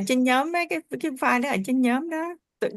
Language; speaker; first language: Vietnamese; native; Vietnamese